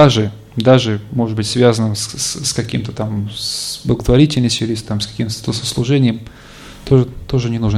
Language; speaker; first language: Russian; native; Russian